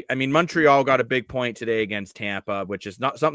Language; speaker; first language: English; native; English